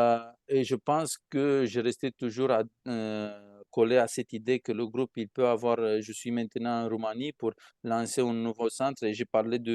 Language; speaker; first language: French; non-native, fluent; Romanian